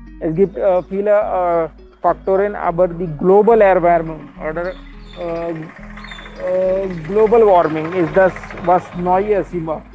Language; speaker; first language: German; non-native, learner; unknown